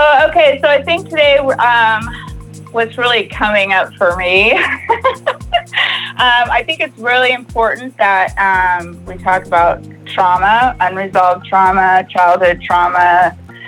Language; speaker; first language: English; native; English